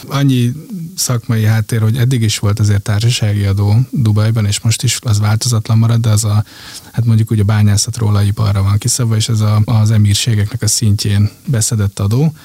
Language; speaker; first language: Hungarian; native; Hungarian